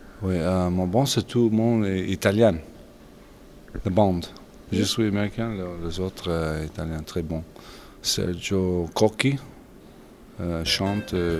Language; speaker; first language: French; non-native, learner; English